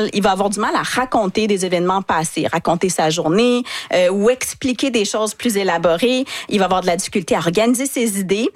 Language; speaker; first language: French; native; French